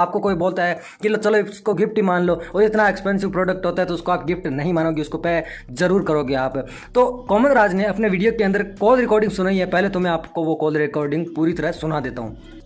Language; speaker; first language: Hindi; native; Hindi